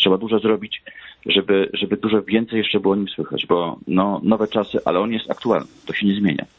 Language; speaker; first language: Polish; native; Polish